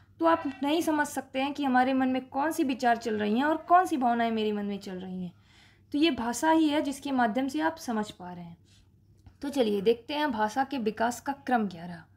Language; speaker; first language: Hindi; native; Hindi